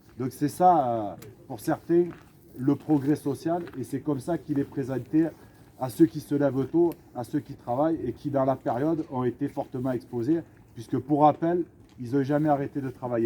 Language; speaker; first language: French; native; French